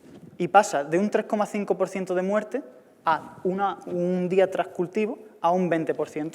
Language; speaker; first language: Spanish; native; Spanish